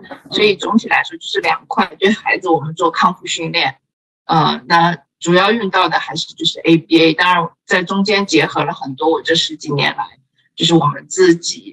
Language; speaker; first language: Chinese; native; Chinese